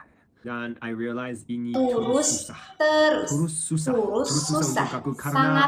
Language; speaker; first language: Indonesian; non-native, learner; Japanese